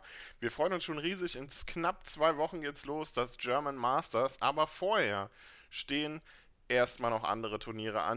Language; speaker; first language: German; native; German